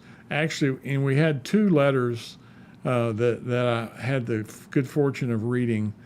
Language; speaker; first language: English; native; English